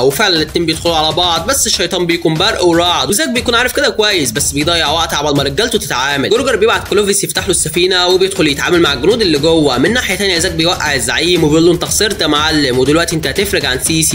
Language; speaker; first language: Arabic; native; Arabic